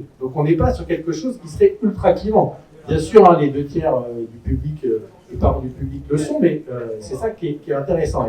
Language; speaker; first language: French; native; French